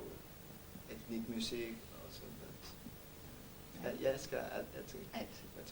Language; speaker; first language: Danish; non-native, learner; Spanish